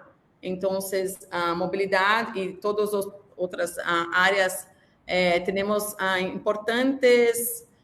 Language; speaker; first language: Spanish; non-native, learner; Portuguese